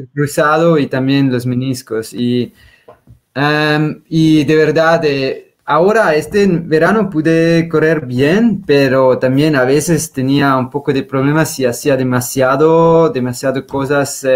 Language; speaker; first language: Spanish; non-native, fluent; Swiss German